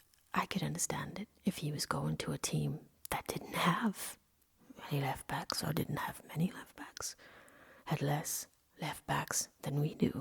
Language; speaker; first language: English; non-native, local second language; Welsh